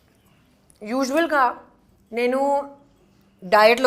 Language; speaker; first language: Telugu; non-native, learner; Hindi